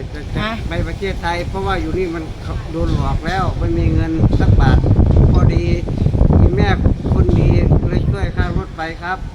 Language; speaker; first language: Thai; native; Thai